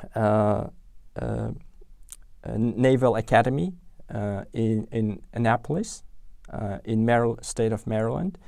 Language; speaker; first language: English; non-native, fluent; Uzbek